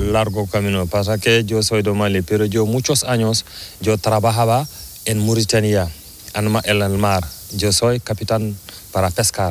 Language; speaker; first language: Spanish; non-native, learner; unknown